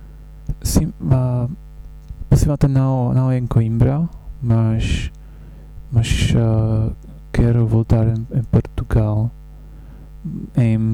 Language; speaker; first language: Portuguese; non-native, learner; Czech